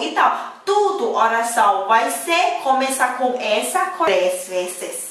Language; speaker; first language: Portuguese; non-native, fluent; Thai